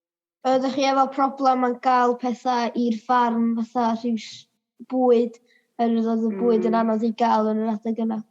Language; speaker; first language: Welsh; native; Welsh